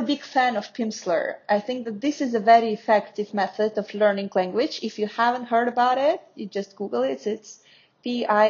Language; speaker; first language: English; non-native, fluent; Russian